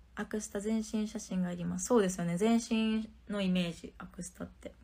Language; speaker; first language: Japanese; native; Japanese